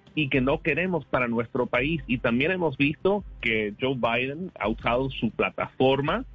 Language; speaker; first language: Spanish; early bilingual, heritage; Spanish